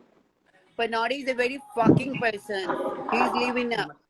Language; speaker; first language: English; non-native, learner; Hindi